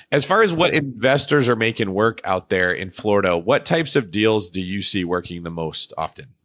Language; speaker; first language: English; native; English